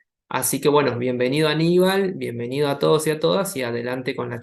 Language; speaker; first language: Spanish; native; Spanish